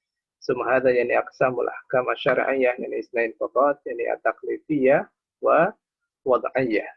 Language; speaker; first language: Arabic; non-native, fluent; Indonesian